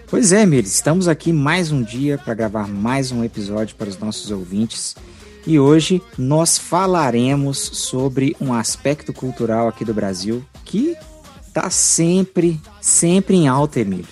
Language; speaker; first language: Portuguese; native; Portuguese